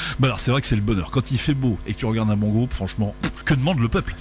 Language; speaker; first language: French; native; French